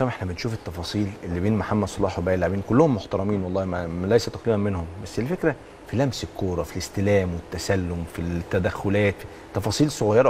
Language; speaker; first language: Arabic; native; Arabic